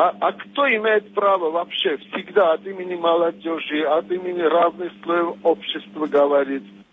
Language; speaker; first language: Russian; non-native, fluent; Armenian